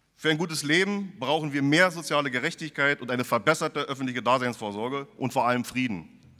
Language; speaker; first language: German; native; German